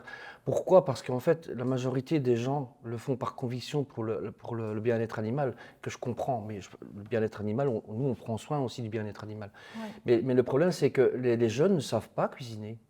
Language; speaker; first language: French; native; French